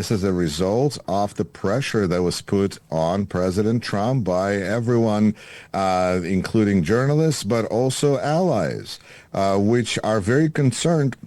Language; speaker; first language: English; non-native, fluent; Russian